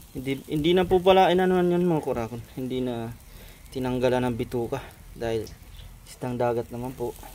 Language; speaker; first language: Filipino; non-native, local second language; Bikol